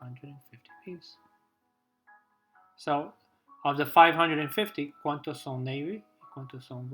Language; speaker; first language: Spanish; non-native, fluent; English